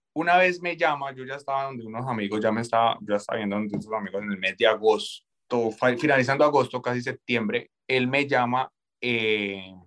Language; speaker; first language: Spanish; native; Spanish